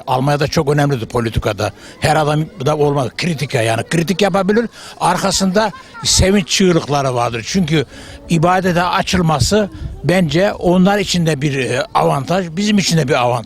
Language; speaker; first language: Turkish; early bilingual, heritage; Turkish